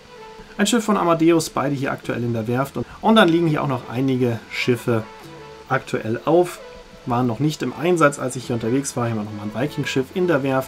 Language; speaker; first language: German; native; German